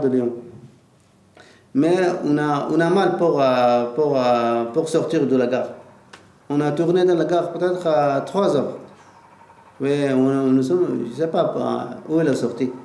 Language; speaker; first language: French; non-native, learner; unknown